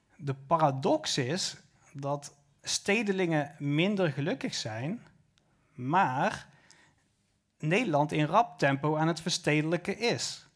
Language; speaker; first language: Dutch; native; Dutch